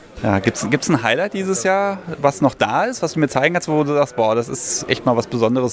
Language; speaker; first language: German; native; German